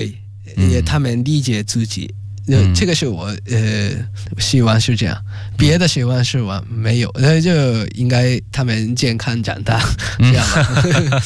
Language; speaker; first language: Chinese; non-native, fluent; Japanese